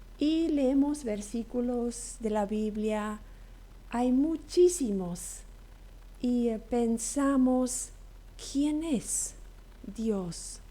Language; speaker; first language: Spanish; non-native, local second language; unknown